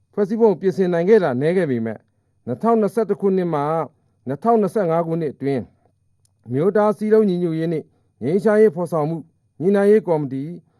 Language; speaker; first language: Burmese; non-native, local second language; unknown